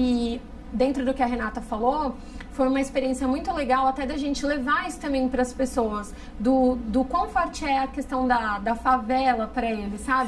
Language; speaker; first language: Portuguese; native; Portuguese